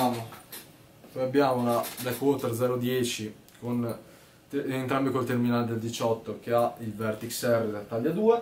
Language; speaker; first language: Italian; native; Italian